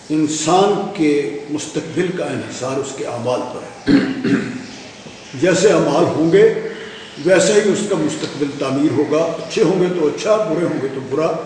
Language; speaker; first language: Urdu; non-native, local second language; Punjabi